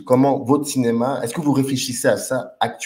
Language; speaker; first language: French; native; French